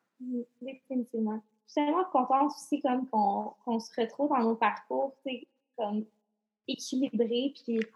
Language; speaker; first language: French; native; French